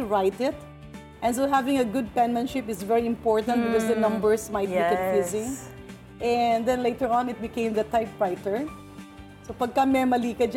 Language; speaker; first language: English; non-native, local second language; Hiligaynon